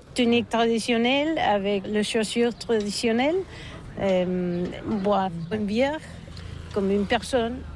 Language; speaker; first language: French; non-native, learner; Catalan